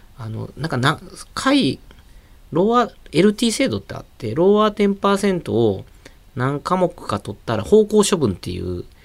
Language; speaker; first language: Japanese; native; Japanese